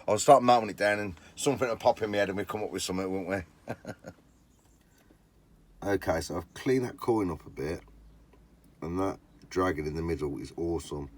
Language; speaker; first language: English; native; English